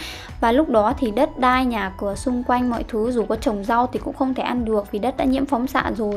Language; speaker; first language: Vietnamese; native; Vietnamese